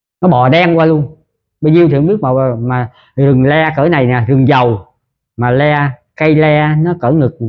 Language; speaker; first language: Vietnamese; early bilingual, heritage; Vietnamese